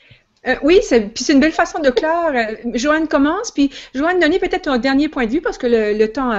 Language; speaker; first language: French; native; French